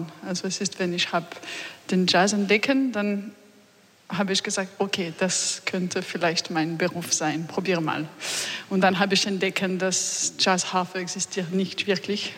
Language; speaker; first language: German; non-native, learner; French